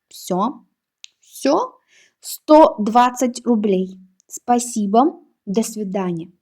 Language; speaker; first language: Russian; non-native, fluent; Uzbek